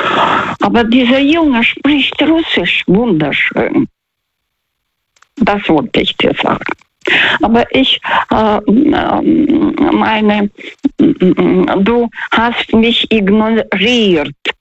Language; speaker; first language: German; non-native, fluent; Russian